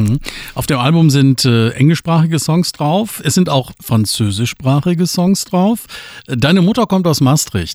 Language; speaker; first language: German; native; German